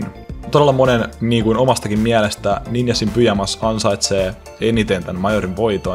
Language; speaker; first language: Finnish; native; Finnish